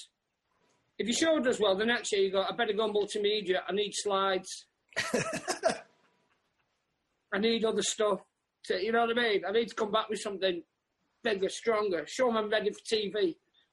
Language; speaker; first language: English; native; English